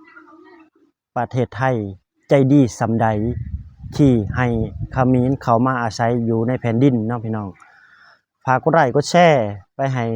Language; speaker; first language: Thai; non-native, local second language; Lao